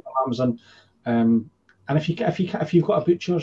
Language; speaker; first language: English; native; English